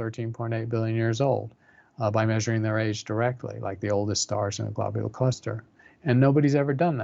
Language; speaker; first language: English; native; English